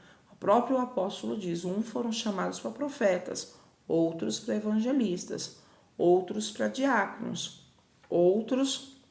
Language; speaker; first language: Portuguese; native; Portuguese